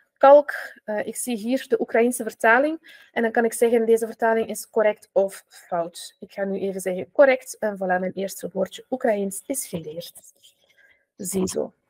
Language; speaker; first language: Dutch; native; Dutch